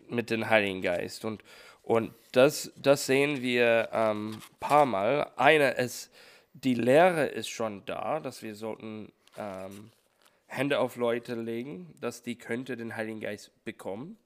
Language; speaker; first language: German; non-native, learner; English